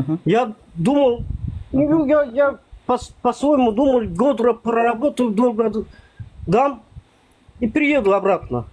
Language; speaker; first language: Russian; non-native, local second language; Turkmen